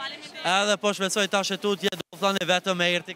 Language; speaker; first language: Albanian; native; Albanian